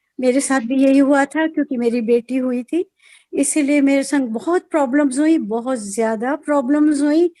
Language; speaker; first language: Hindi; native; Hindi